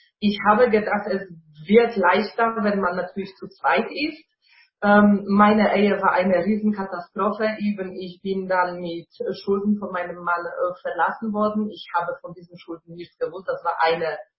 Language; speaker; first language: German; non-native, fluent; Polish